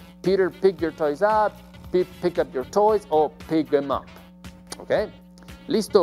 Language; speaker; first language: English; non-native, fluent; Spanish